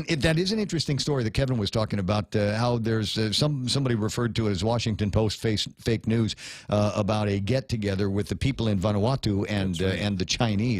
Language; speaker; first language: English; native; English